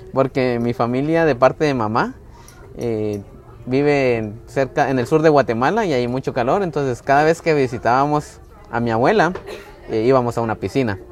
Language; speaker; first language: Spanish; native; Spanish